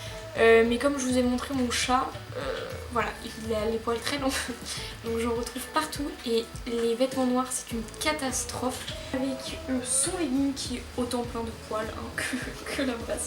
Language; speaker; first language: French; native; French